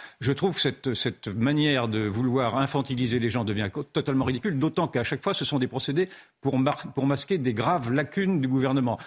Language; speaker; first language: French; native; French